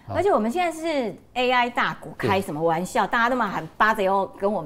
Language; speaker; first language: Chinese; native; Chinese